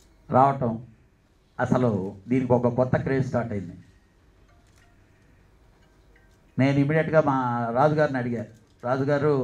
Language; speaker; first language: Telugu; native; Telugu